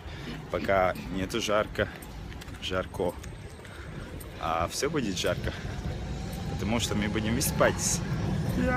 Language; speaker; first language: Russian; non-native, local second language; Latvian